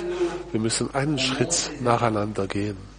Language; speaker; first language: German; non-native, fluent; French